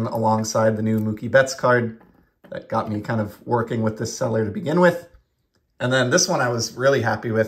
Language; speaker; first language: English; native; English